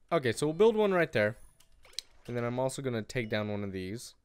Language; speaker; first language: English; native; English